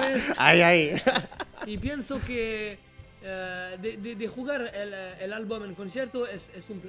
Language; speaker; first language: Spanish; non-native, learner; French